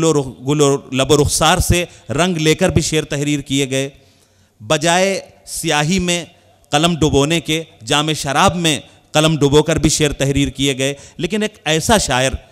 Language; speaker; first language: Urdu; native; Urdu